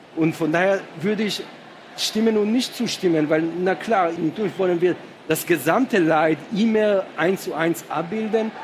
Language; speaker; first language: German; non-native, fluent; Hebrew